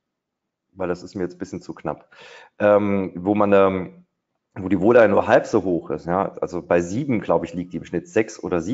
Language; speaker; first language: German; native; German